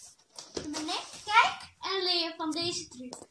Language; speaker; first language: Dutch; native; Dutch